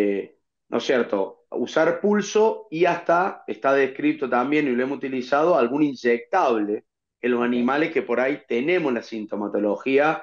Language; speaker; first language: Spanish; native; Spanish